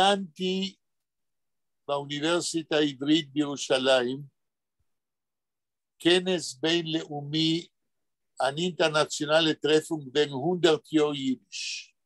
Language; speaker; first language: Hebrew; non-native, fluent; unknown